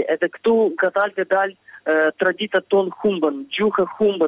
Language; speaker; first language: Albanian; early bilingual, heritage; Albanian